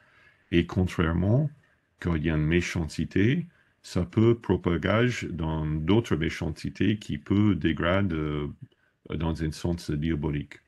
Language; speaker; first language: French; non-native, fluent; English